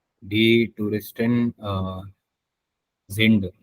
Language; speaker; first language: German; non-native, learner; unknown